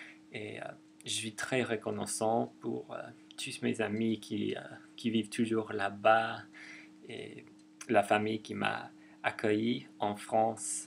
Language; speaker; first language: French; non-native, fluent; English